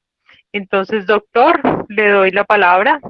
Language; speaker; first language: Spanish; native; Spanish